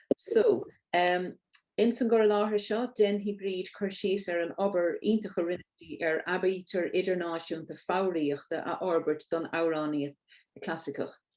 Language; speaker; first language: Irish; native; Irish